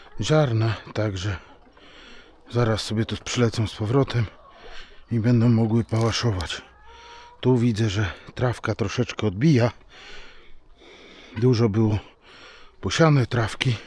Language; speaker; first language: Polish; native; Polish